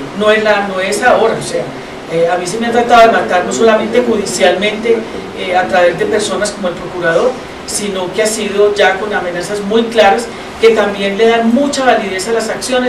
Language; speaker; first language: Spanish; native; Spanish